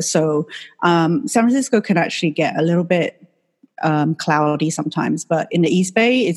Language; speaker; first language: English; non-native, fluent; Chinese